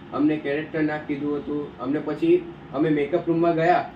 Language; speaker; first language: Gujarati; native; Gujarati